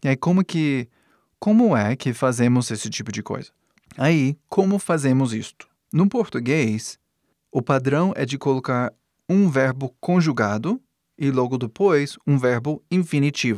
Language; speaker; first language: Portuguese; non-native, fluent; English